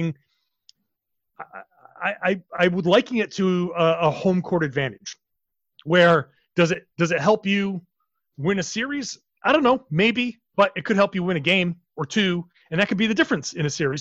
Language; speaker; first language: English; native; English